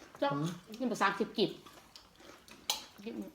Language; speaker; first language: Swedish; non-native, learner; Thai